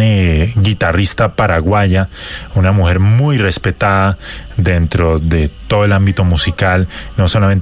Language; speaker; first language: Spanish; native; Spanish